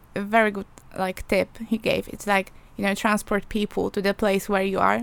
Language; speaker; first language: English; non-native, fluent; Polish